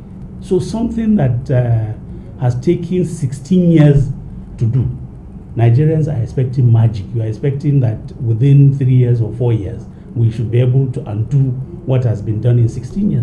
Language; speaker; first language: English; non-native, local second language; Hausa